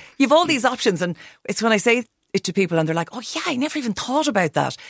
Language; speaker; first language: English; native; English